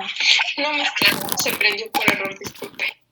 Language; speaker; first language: Spanish; native; Spanish